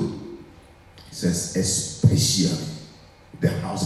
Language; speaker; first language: English; non-native, local second language; Akan